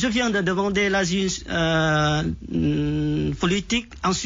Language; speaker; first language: French; non-native, fluent; Vietnamese